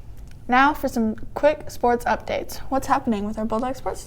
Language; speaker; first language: English; native; English